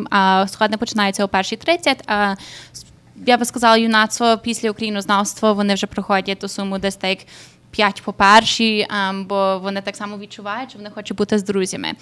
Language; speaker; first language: Ukrainian; early bilingual, heritage; Ukrainian